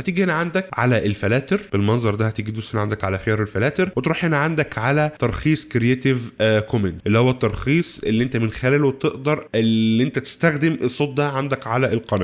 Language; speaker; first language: Arabic; native; Arabic